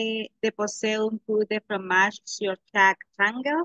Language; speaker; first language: French; non-native, learner; Spanish